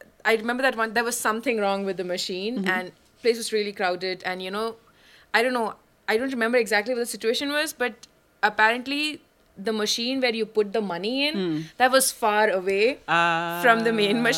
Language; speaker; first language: English; non-native, local second language; Malayalam